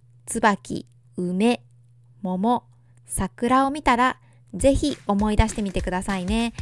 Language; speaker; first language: Japanese; native; Japanese